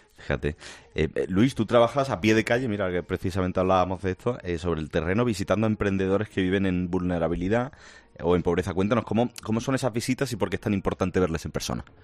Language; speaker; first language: Spanish; native; Spanish